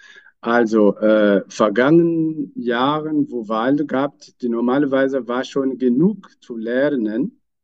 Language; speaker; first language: German; non-native, fluent; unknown